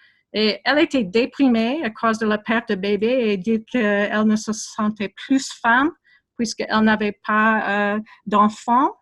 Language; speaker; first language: French; non-native, fluent; English